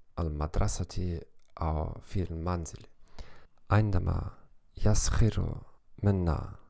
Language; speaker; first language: Arabic; non-native, learner; German